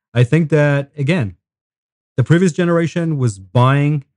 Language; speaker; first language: English; non-native, fluent; Hebrew